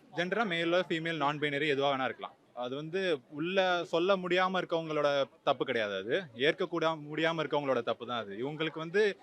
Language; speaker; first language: Tamil; native; Tamil